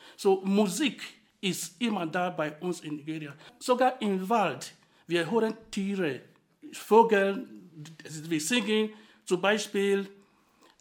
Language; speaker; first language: German; non-native, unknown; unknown